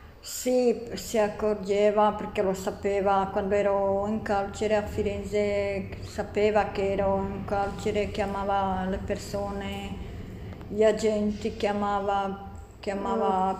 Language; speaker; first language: Italian; non-native, learner; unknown